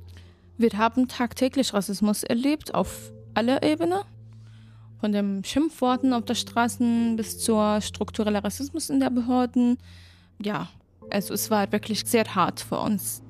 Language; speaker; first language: German; non-native, fluent; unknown